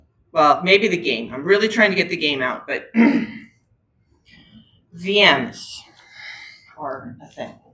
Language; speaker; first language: English; native; English